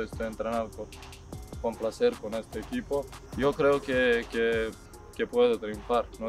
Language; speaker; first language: Spanish; non-native, learner; Serbian